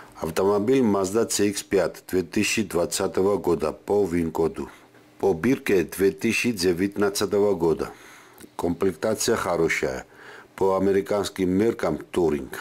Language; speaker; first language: Russian; non-native, fluent; Georgian